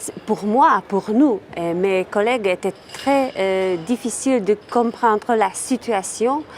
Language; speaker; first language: French; non-native, fluent; Czech